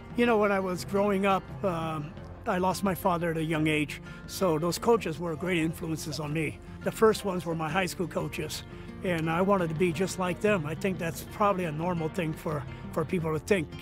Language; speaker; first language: English; early bilingual, other home language; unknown